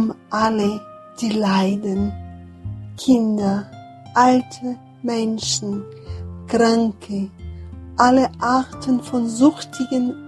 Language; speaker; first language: German; non-native, fluent; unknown